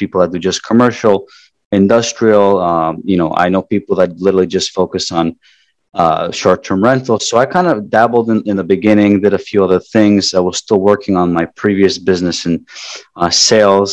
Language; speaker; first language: English; native; English